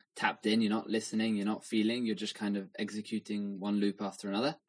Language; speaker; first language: English; native; English